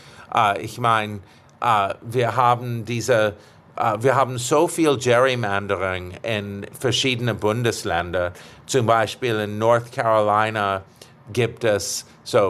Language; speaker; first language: German; non-native, fluent; English